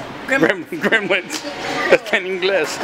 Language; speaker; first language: Spanish; early bilingual, heritage; Spanish